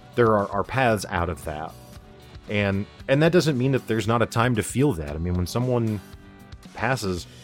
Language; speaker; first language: English; native; English